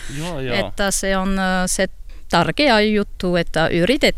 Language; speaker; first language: Finnish; non-native, learner; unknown